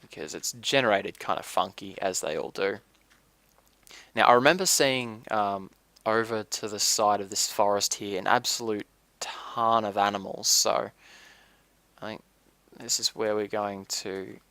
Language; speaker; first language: English; native; English